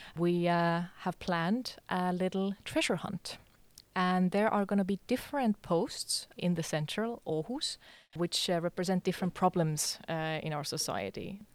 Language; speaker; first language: English; non-native, fluent; Estonian